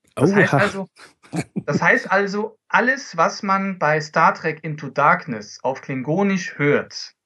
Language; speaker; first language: German; early bilingual, other home language; Dutch